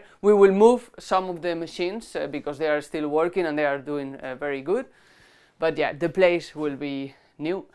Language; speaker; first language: English; non-native, fluent; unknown